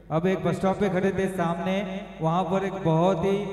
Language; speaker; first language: Hindi; non-native, local second language; Marathi